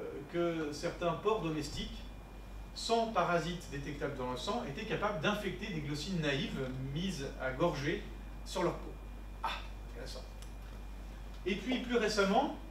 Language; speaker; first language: French; native; French